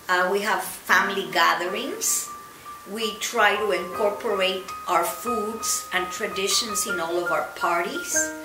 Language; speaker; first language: English; non-native, fluent; Spanish